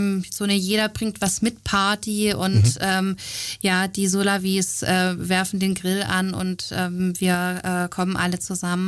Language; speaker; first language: German; native; German